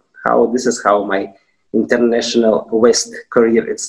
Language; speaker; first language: English; non-native, fluent; Russian